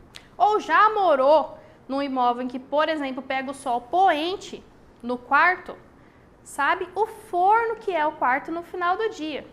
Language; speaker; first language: Portuguese; native; Portuguese